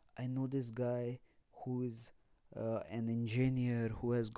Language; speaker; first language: English; non-native, local second language; Hindi